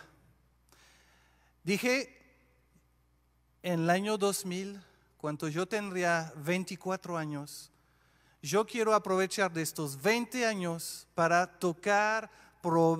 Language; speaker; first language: Spanish; non-native, fluent; French